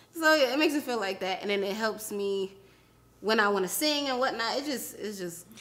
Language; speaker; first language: English; native; English